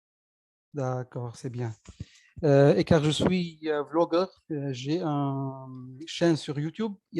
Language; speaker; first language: French; non-native, learner; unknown